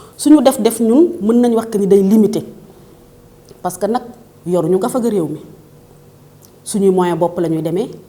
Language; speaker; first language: Wolof; native; Wolof